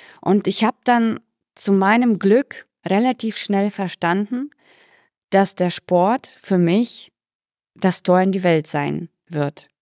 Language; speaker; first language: German; early bilingual, other home language; Russian